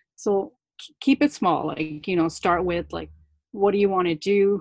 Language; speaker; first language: English; early bilingual, other home language; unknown